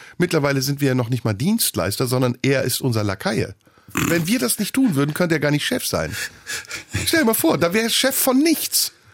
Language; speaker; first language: German; early bilingual, other home language; Turkish